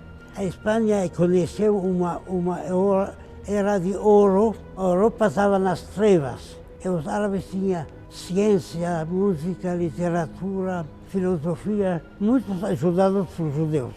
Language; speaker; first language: Portuguese; non-native, fluent; Arabic